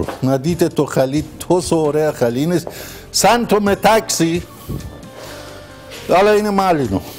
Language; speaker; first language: Greek; non-native, learner; Persian